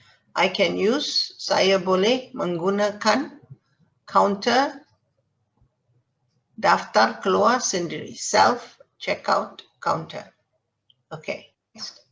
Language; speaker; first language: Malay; non-native, fluent; Tamil